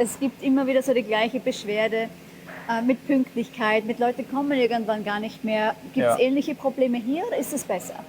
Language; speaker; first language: German; native; German